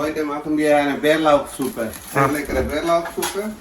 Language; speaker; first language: German; non-native, learner; Tamil